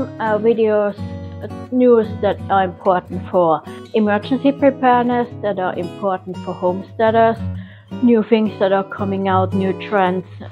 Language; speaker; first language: English; non-native, fluent; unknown